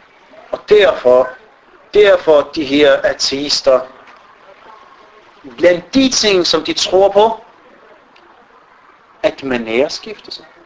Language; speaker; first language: Danish; non-native, fluent; Arabic